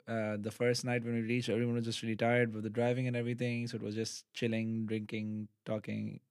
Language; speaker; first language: English; non-native, local second language; Urdu